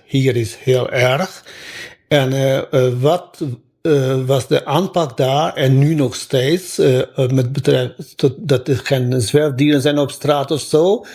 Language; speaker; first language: Dutch; non-native, fluent; Albanian